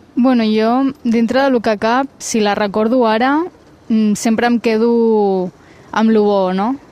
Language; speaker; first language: Catalan; early bilingual, other home language; Punjabi